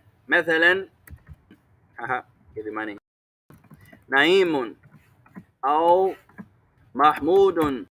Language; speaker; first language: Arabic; non-native, fluent; English